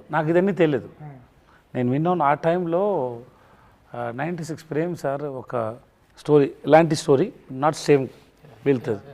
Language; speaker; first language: Telugu; non-native, learner; Tamil